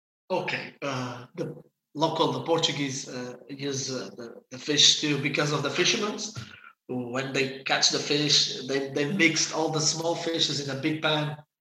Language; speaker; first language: English; non-native, fluent; Portuguese